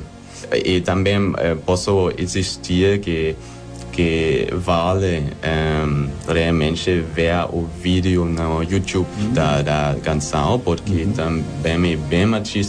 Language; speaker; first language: Portuguese; non-native, learner; German